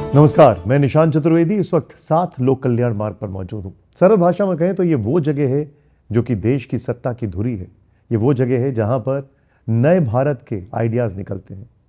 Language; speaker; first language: Hindi; native; Hindi